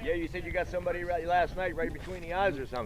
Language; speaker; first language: English; native; English